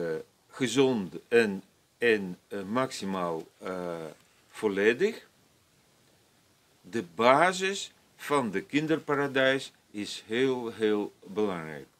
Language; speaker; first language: Dutch; non-native, fluent; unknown